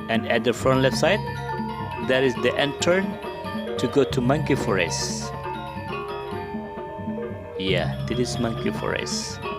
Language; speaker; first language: English; non-native, learner; Indonesian